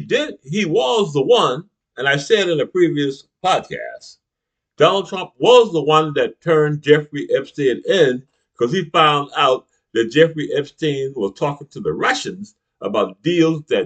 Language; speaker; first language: English; native; English